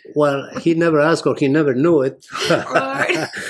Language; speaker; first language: English; non-native, fluent; Spanish